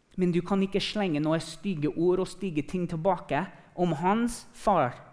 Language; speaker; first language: Norwegian; non-native, fluent; English